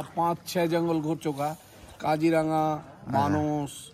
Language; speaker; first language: Hindi; non-native, local second language; Bangla